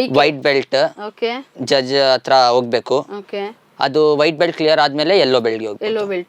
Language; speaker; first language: Kannada; non-native, local second language; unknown